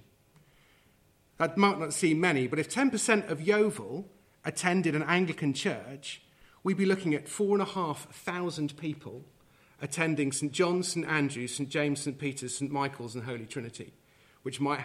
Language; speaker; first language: English; native; English